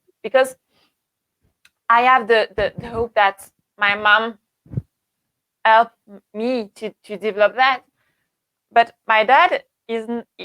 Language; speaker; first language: English; non-native, learner; French